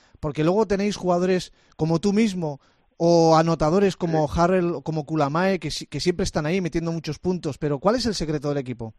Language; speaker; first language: Spanish; native; Spanish